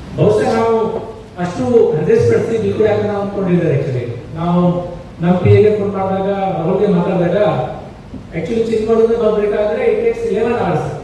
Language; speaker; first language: Kannada; non-native, fluent; Hindi